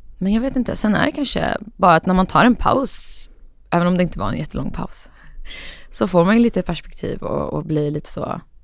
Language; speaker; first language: Swedish; native; Swedish